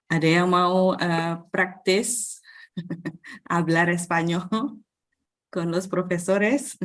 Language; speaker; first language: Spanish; non-native, fluent; Indonesian